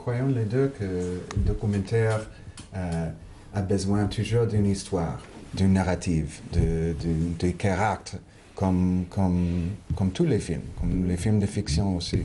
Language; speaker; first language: French; non-native, fluent; English